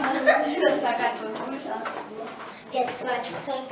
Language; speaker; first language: German; native; German